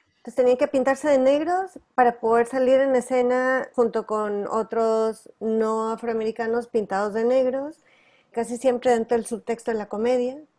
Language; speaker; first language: Spanish; native; Spanish